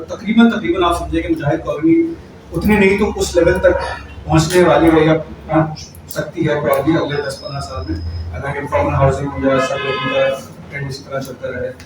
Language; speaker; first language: Urdu; native; Urdu